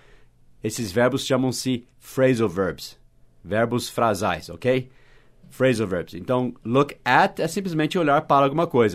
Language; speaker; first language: Portuguese; non-native, fluent; English